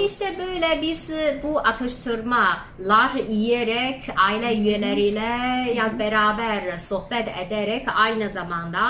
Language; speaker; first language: Turkish; non-native, fluent; Chinese